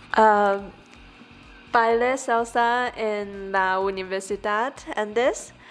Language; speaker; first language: Spanish; non-native, learner; Chinese